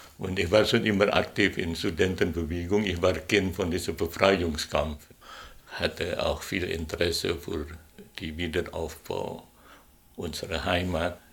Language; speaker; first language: German; non-native, fluent; Indonesian